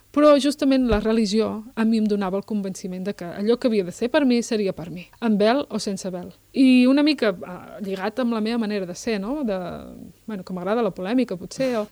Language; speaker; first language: Catalan; early bilingual, other home language; Berber languages